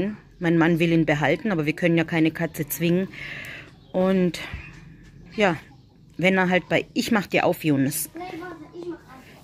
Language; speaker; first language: German; native; German